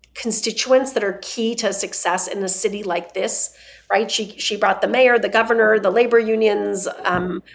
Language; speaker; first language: English; non-native, fluent; Persian